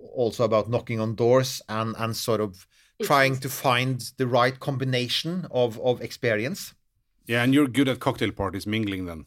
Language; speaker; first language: English; non-native, fluent; French